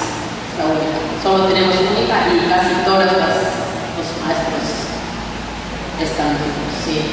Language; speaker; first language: Spanish; non-native, learner; Finnish